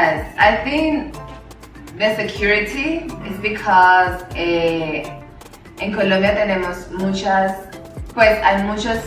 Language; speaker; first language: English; non-native, learner; Spanish